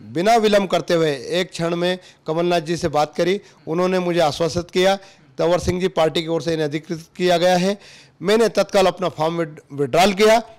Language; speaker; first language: Hindi; native; Hindi